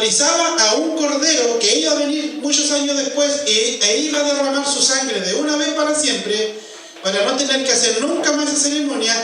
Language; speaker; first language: Spanish; native; Spanish